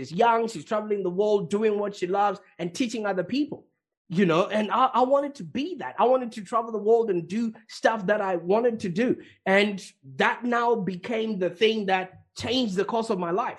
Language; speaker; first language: English; non-native, local second language; Shona